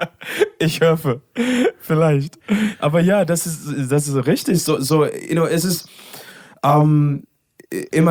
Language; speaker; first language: German; non-native, learner; English